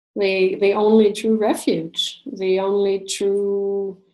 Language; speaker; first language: English; non-native, fluent; Russian